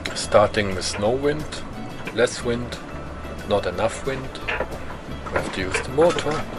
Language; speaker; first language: English; non-native, fluent; German